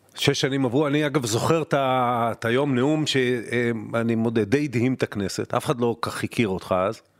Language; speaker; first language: Hebrew; native; Hebrew